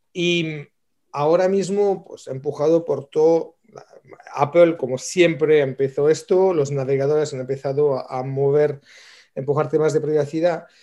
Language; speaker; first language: Spanish; non-native, fluent; French